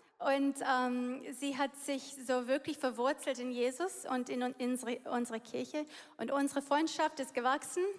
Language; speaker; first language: German; non-native, fluent; English